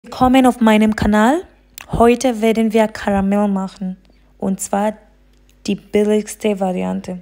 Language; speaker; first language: German; non-native, fluent; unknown